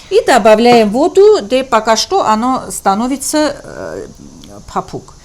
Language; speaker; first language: Russian; non-native, local second language; Armenian